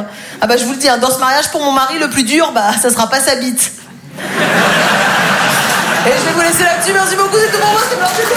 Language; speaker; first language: French; native; French